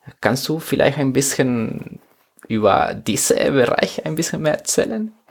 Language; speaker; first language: German; non-native, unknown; Spanish